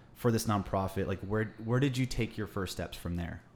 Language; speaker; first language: English; native; English